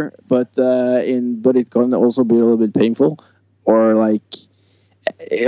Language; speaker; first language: English; non-native, fluent; Norwegian